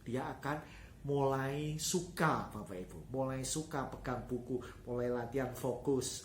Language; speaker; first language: Indonesian; native; Indonesian